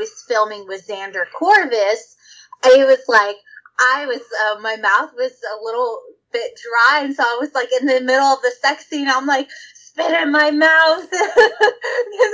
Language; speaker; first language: English; native; English